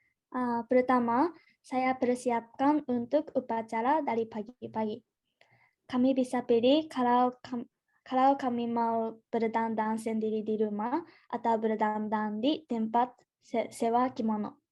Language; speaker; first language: Indonesian; non-native, learner; Japanese